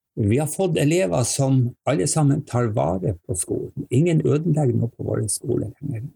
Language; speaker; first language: Norwegian; native; Norwegian